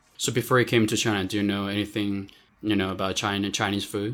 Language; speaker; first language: English; non-native, fluent; Chinese